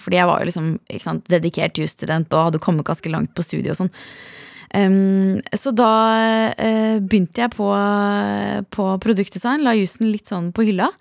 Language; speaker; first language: Norwegian; native; Norwegian